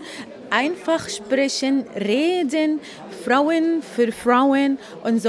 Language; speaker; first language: German; non-native, learner; Arabic